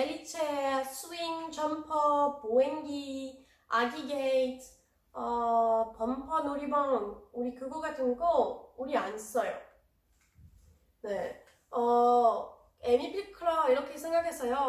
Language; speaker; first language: Korean; non-native, learner; French